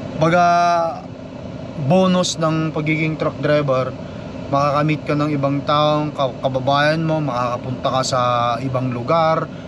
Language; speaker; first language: Filipino; non-native, local second language; Iloko